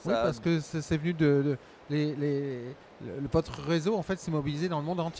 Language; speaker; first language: French; native; French